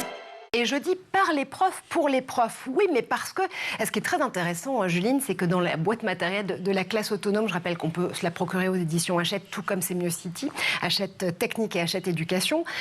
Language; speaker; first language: French; native; French